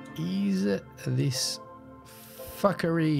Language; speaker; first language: English; non-native, learner; French